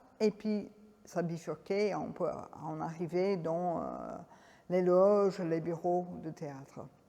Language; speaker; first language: French; non-native, fluent; English